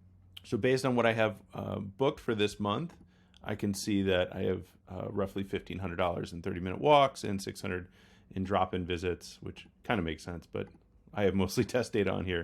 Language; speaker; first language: English; native; English